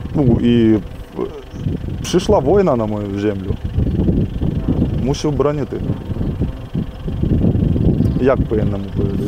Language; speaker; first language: Polish; non-native, learner; Ukrainian